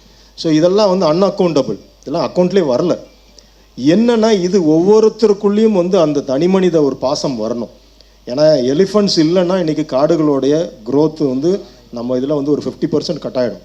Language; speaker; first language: Tamil; native; Tamil